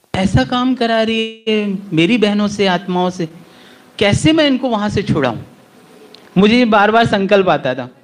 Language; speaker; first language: Hindi; native; Hindi